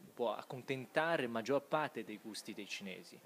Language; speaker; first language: Italian; non-native, fluent; Chinese